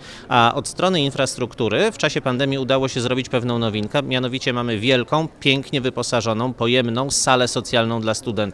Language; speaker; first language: Polish; native; Polish